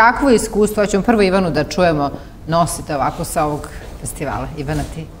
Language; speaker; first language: Serbian; native; Serbian